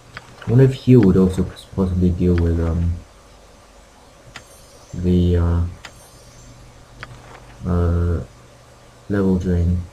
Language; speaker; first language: English; native; English